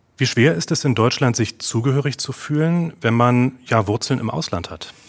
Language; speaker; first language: German; native; German